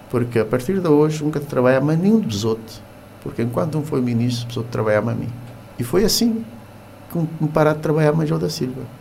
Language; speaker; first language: Portuguese; non-native, local second language; Kabuverdianu